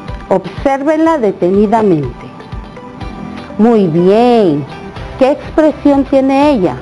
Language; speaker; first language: Spanish; native; Spanish